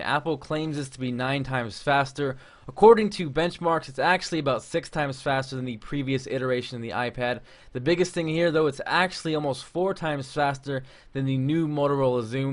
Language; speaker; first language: English; native; English